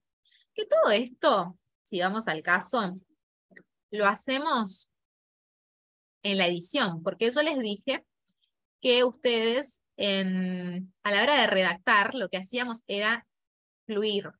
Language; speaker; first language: Spanish; native; Spanish